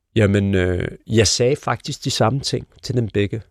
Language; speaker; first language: Danish; early bilingual, other home language; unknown